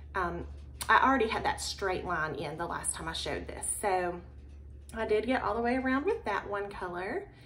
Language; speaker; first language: English; native; English